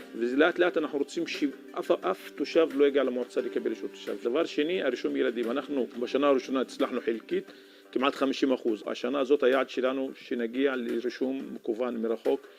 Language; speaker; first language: Hebrew; non-native, local second language; Arabic